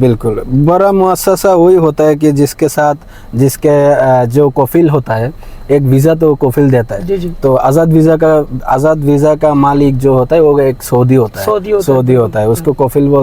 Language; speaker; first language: Hindi; non-native, fluent; Bangla